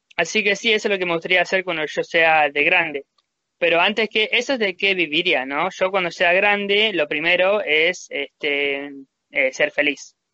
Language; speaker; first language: Spanish; early bilingual, heritage; Spanish